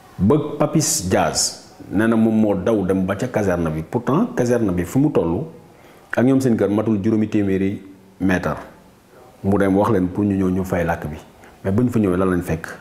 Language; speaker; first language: Wolof; native; Wolof